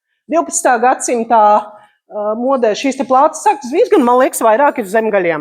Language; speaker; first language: Latvian; native; Latvian